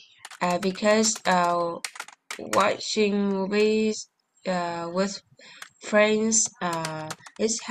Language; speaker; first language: English; non-native, learner; Vietnamese